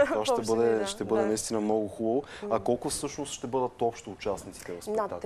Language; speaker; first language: Bulgarian; native; Bulgarian